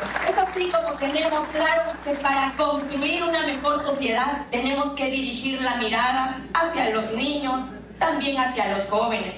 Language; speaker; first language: Spanish; native; Spanish